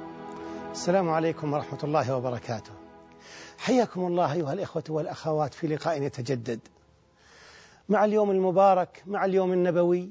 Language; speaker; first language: Arabic; native; Arabic